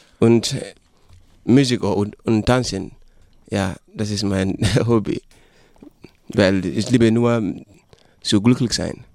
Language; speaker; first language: German; non-native, learner; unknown